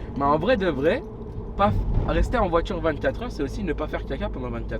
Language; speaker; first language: French; native; French